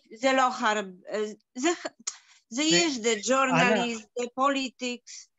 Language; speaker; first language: Hebrew; non-native, learner; Polish